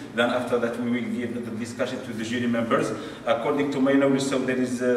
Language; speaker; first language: English; non-native, fluent; Arabic